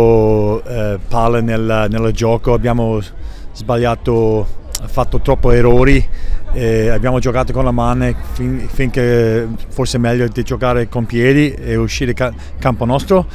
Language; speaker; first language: Italian; non-native, learner; English